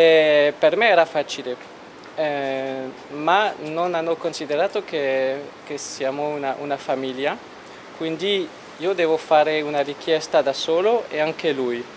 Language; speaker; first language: Italian; non-native, fluent; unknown